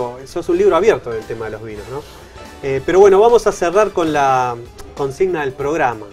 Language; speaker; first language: Spanish; native; Spanish